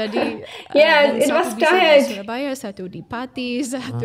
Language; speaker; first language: Indonesian; non-native, fluent; English